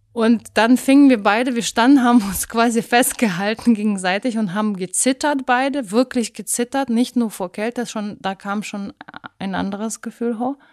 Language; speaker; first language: German; non-native, fluent; Ukrainian